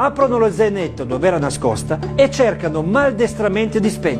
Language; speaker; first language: Italian; native; Italian